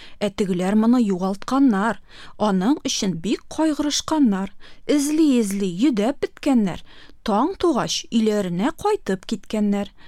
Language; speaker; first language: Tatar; native; Tatar